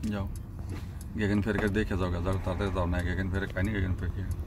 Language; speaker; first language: German; non-native, learner; Bangla